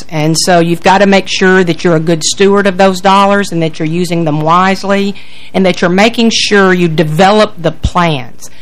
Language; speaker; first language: English; native; English